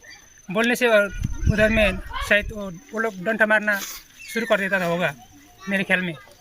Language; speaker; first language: Hindi; non-native, local second language; Nepali